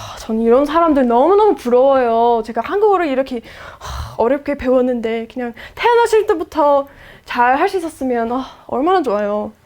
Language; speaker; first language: Korean; non-native, fluent; English